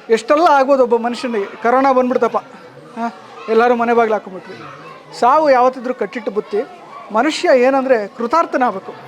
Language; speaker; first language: Kannada; non-native, local second language; Lambadi